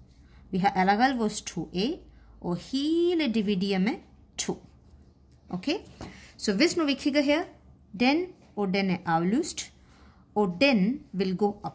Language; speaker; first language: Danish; non-native, fluent; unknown